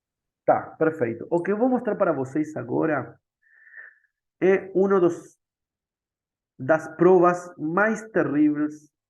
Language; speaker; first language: Portuguese; non-native, fluent; Spanish